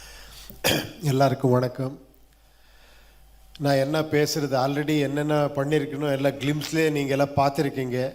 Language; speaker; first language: Tamil; non-native, learner; Kannada